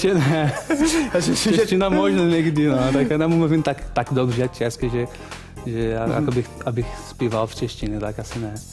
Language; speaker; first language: Czech; non-native, learner; Portuguese